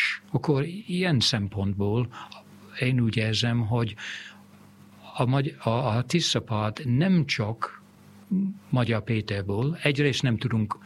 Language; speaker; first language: Hungarian; non-native, fluent; English